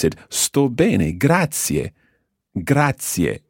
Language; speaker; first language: Italian; non-native, fluent; English